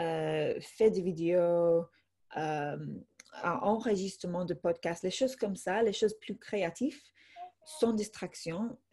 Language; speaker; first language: French; non-native, fluent; English